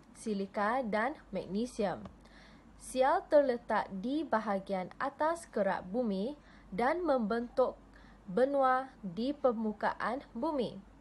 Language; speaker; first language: Malay; non-native, local second language; Chinese